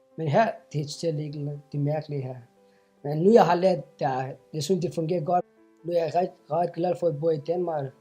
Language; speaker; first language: Danish; non-native, fluent; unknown